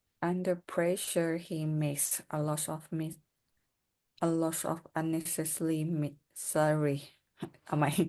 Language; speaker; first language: English; non-native, learner; Thai